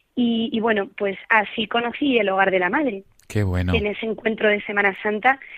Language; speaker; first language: Spanish; native; Spanish